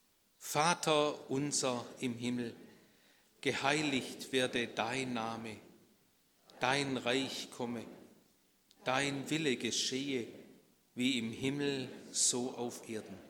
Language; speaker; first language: German; native; German